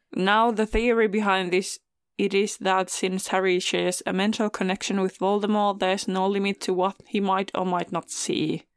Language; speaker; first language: English; non-native, fluent; Finnish